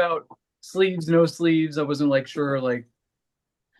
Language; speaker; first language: English; native; English